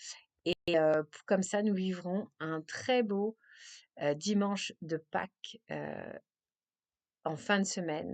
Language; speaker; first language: French; native; French